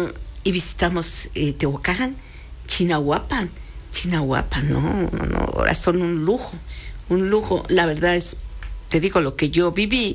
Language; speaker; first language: Spanish; native; Spanish